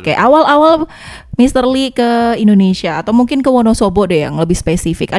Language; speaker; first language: Indonesian; native; Indonesian